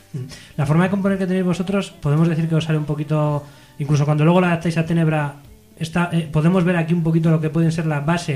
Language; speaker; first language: Spanish; native; Spanish